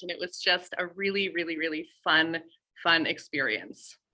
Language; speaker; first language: English; native; English